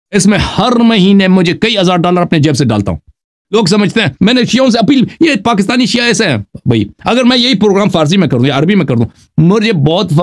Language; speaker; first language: Urdu; non-native, fluent; Persian